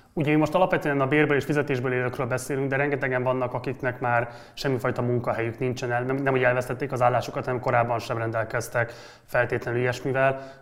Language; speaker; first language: Hungarian; native; Hungarian